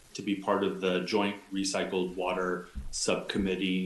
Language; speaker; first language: English; native; English